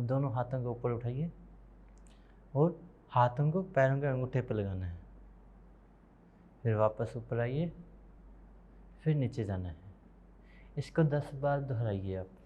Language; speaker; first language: Hindi; native; Hindi